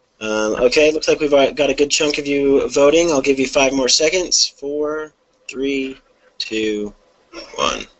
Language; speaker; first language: English; native; English